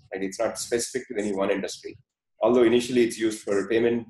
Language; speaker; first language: English; non-native, fluent; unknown